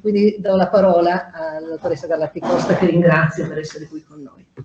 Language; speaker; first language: Italian; native; Italian